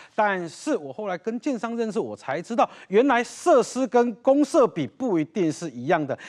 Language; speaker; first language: Chinese; native; Chinese